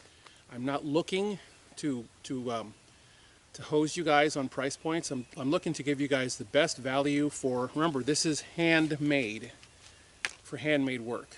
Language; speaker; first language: English; native; English